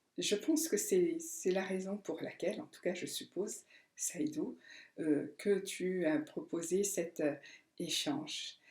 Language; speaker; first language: French; non-native, local second language; Malagasy